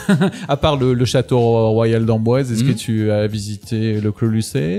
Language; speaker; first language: French; native; French